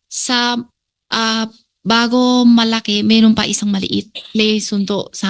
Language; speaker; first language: Filipino; early bilingual, other home language; Chinese